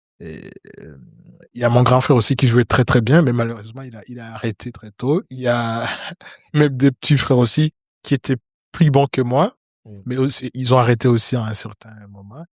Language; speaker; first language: French; non-native, local second language; Rundi